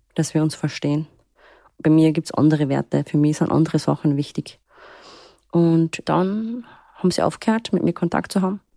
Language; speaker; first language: German; early bilingual, other home language; Turkish